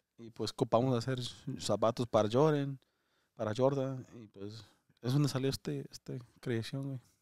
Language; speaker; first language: Spanish; early bilingual, other home language; English